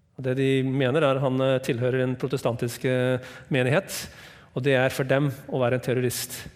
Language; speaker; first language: Norwegian; non-native, fluent; English